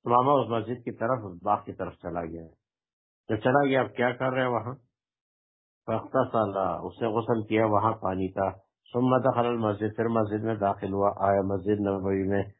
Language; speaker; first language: Urdu; non-native, local second language; Pashto